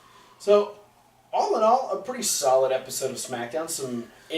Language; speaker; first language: English; native; English